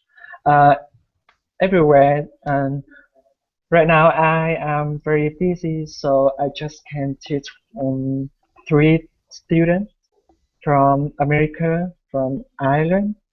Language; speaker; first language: English; non-native, learner; Vietnamese